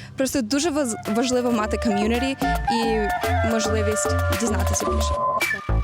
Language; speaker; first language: Ukrainian; early bilingual, heritage; Ukrainian